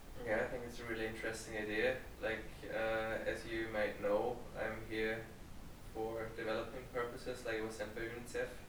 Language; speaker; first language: English; non-native, fluent; German